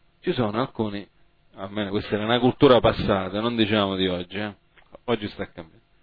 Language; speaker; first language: Italian; early bilingual, heritage; Italian